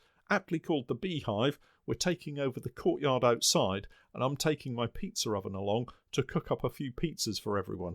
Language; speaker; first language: English; native; English